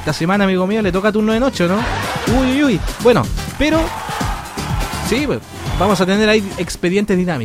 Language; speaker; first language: Spanish; native; Spanish